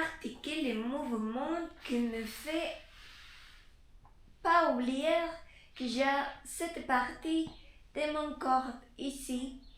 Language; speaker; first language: French; non-native, learner; Spanish